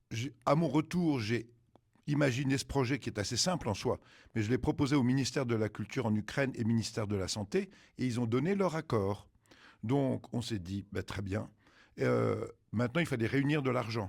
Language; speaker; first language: French; native; French